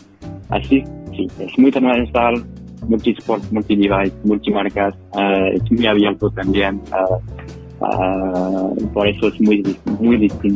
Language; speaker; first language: Spanish; non-native, fluent; French